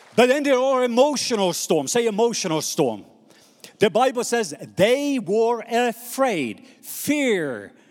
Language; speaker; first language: English; non-native, fluent; Norwegian